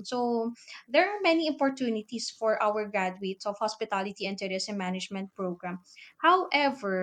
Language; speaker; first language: English; non-native, local second language; Filipino